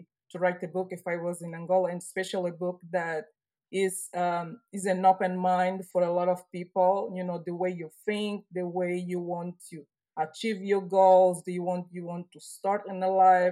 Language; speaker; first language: English; non-native, fluent; Portuguese